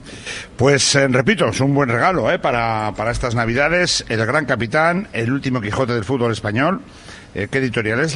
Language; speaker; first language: Spanish; native; Spanish